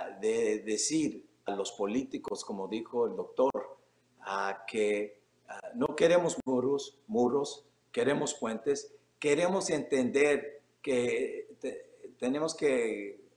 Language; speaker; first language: Spanish; early bilingual, heritage; Spanish